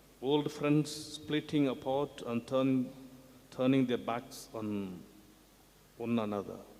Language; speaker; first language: English; non-native, local second language; Tamil